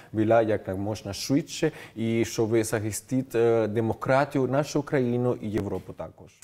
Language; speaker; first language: Ukrainian; non-native, fluent; Spanish